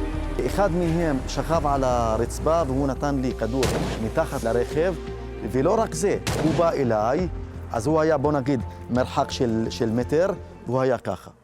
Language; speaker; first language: Hebrew; non-native, local second language; Arabic